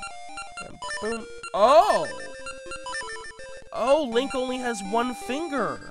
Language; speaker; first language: English; native; English